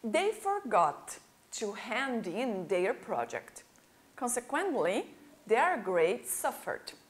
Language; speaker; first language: English; non-native, fluent; Portuguese